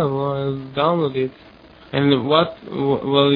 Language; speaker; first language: English; non-native, fluent; Hebrew